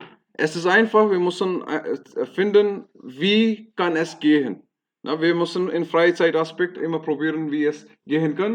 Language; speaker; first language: German; non-native, fluent; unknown